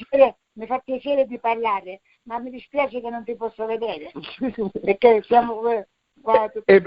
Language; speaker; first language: Italian; non-native, local second language; Sicilian